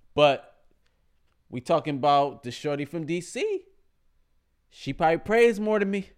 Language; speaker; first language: English; early bilingual, other home language; Somali